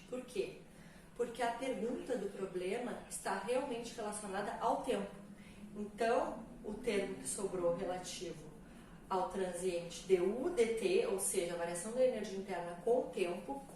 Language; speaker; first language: Portuguese; native; Portuguese